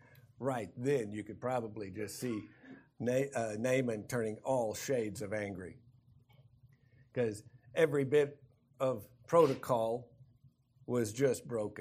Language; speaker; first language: English; native; English